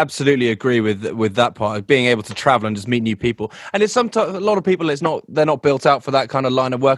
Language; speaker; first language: English; native; English